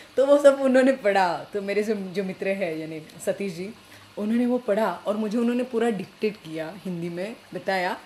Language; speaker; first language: Hindi; non-native, local second language; Marathi